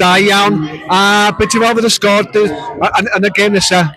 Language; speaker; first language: Welsh; native; Welsh